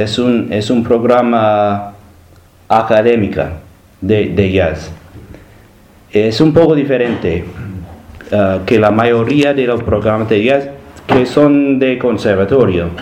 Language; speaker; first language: Spanish; non-native, learner; English